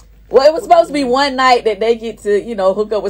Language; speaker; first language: English; native; English